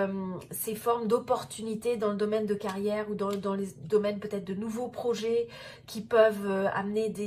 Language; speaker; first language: French; native; French